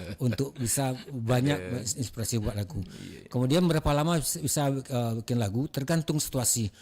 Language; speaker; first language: Indonesian; non-native, local second language; Minangkabau